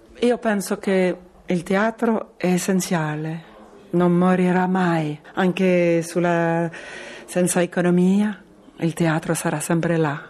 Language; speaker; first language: Italian; non-native, fluent; French